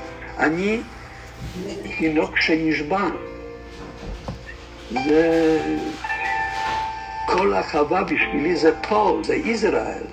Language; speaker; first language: Hebrew; non-native, learner; Polish